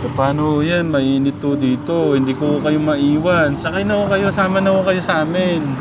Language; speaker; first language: Filipino; native; Filipino